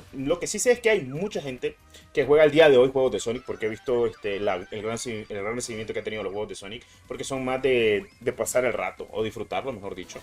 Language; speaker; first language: Spanish; native; Spanish